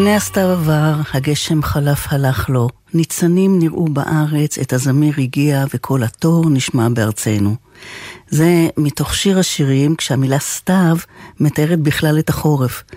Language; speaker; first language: Hebrew; native; Hebrew